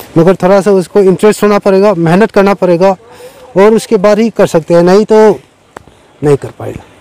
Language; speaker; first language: Hindi; non-native, local second language; Manipuri